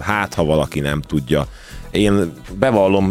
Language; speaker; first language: Hungarian; native; Hungarian